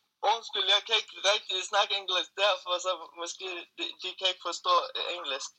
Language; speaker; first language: Danish; non-native, learner; Kurdish